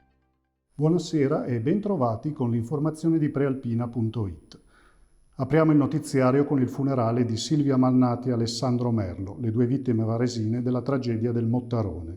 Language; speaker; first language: Italian; native; Italian